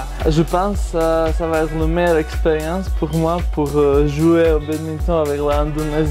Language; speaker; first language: French; non-native, learner; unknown